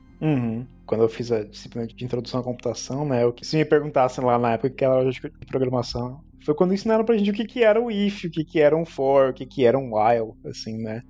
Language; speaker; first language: Portuguese; native; Portuguese